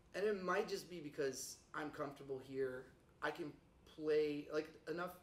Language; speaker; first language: English; native; English